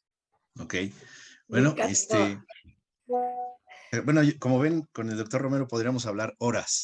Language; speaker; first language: Spanish; native; Spanish